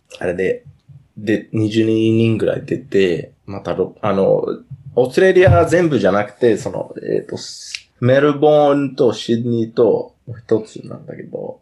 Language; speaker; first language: Japanese; non-native, fluent; English